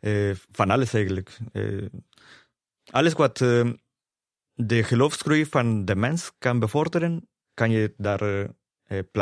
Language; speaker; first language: Dutch; non-native, fluent; Spanish